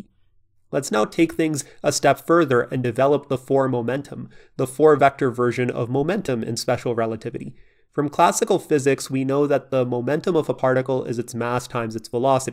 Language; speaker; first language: English; native; English